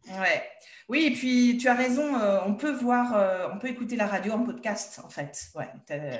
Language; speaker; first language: French; native; French